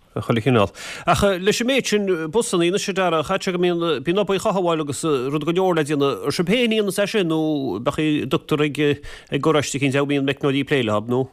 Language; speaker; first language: Irish; native; Irish